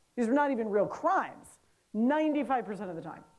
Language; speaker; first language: English; native; English